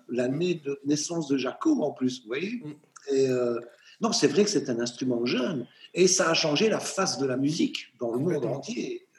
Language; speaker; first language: French; native; French